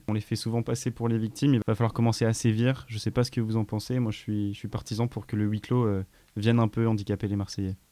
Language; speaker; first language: French; native; French